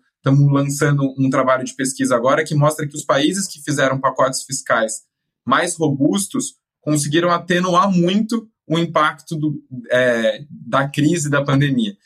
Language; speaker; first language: Portuguese; native; Portuguese